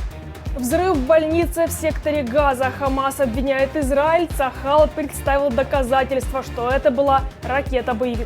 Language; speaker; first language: Russian; native; Russian